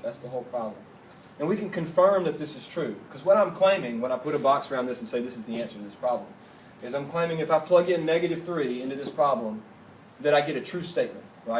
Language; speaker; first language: English; native; English